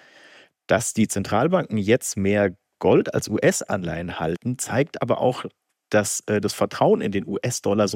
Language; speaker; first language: German; native; German